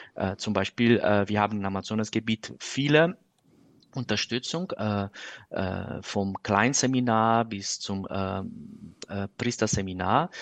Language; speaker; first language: German; non-native, fluent; Portuguese